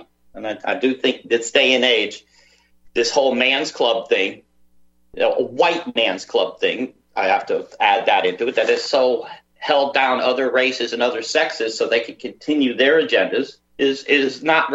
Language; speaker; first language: English; native; English